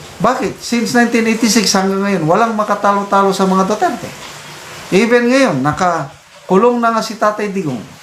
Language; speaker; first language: Filipino; non-native, local second language; Cebuano